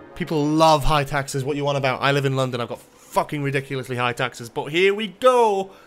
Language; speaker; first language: English; native; English